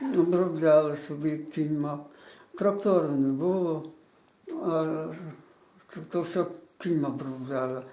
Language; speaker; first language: Ukrainian; native; Ukrainian